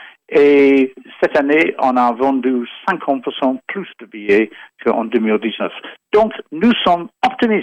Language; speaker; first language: French; non-native, fluent; English